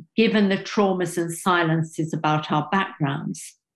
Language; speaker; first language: English; native; English